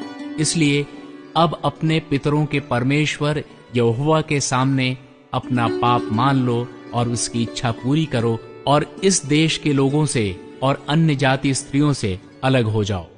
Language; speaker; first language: Hindi; native; Hindi